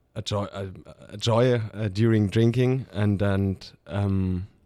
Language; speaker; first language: English; non-native, fluent; German